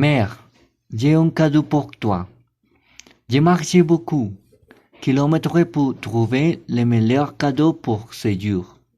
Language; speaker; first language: French; non-native, learner; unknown